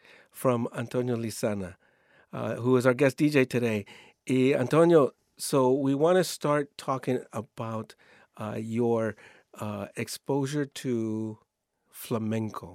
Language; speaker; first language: English; native; English